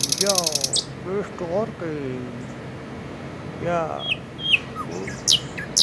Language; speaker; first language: English; non-native, learner; Nepali